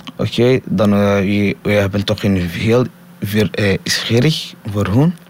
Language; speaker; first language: Dutch; non-native, learner; Somali